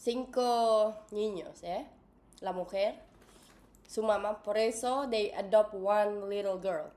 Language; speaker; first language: Spanish; non-native, learner; English